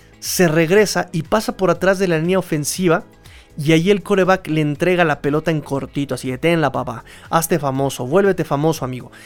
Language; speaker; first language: Spanish; native; Spanish